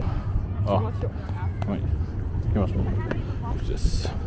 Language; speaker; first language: Japanese; non-native, learner; French